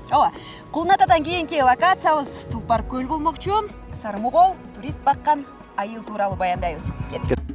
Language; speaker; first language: Kyrgyz; native; Kyrgyz